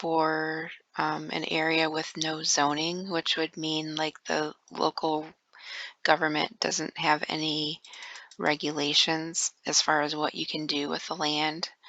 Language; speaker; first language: English; native; English